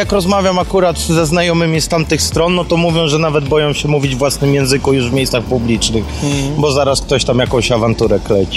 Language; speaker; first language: Polish; native; Polish